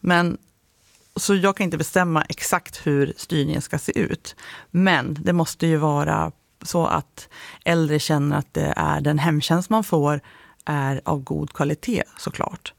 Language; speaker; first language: Swedish; native; Swedish